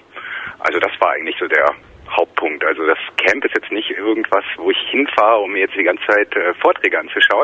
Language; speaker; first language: German; native; German